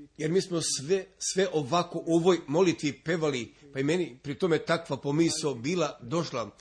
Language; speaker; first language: Serbian; early bilingual, heritage; Serbian